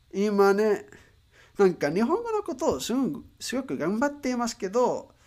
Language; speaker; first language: Japanese; non-native, learner; Spanish